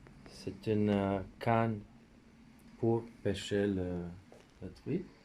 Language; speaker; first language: French; non-native, fluent; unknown